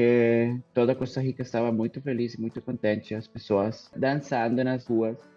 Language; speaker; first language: Portuguese; non-native, fluent; Spanish